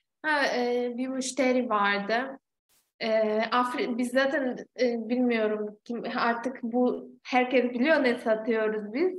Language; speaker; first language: Turkish; non-native, fluent; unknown